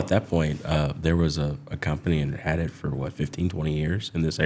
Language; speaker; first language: English; native; English